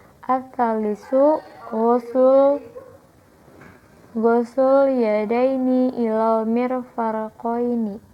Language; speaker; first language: Arabic; non-native, learner; Indonesian